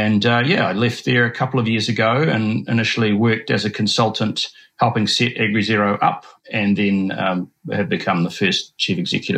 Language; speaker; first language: English; native; English